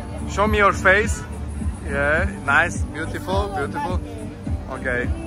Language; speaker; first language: English; non-native, learner; Slovak